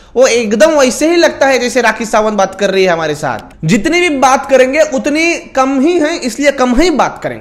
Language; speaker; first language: Hindi; non-native, local second language; Marathi